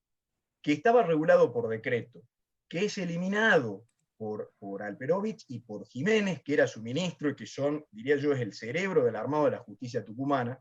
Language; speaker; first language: Spanish; native; Spanish